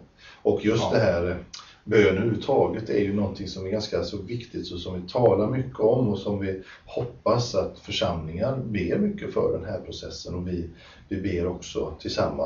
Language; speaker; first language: Swedish; native; Swedish